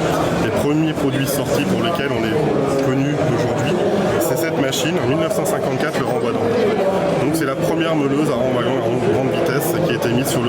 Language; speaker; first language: French; native; French